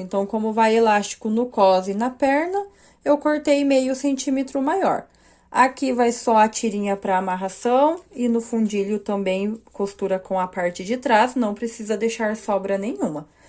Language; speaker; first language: Portuguese; native; Portuguese